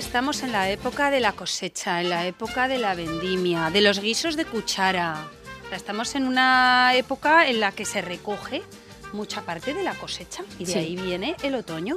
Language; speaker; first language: Spanish; native; Spanish